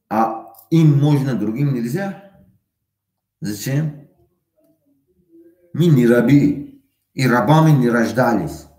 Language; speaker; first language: Russian; non-native, fluent; Tajik